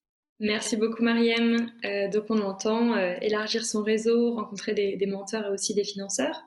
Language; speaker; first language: French; native; French